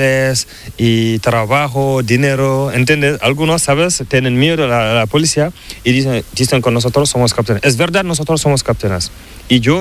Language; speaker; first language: Spanish; non-native, learner; Fula